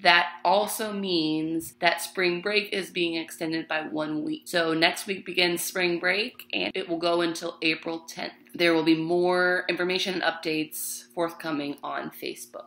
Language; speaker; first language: English; native; English